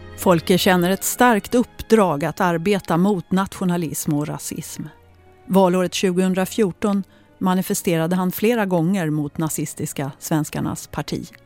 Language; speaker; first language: Swedish; native; Swedish